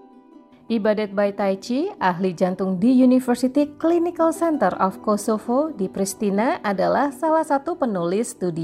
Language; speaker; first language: Indonesian; native; Indonesian